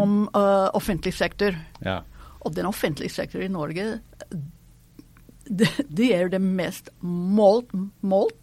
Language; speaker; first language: Norwegian; non-native, fluent; English